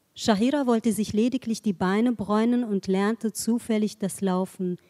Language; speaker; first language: German; early bilingual, other home language; Kurdish